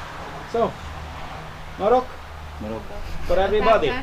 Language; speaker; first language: English; non-native, learner; Romanian